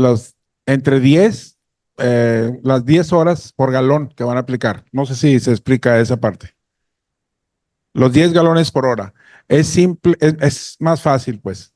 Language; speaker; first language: Spanish; native; Spanish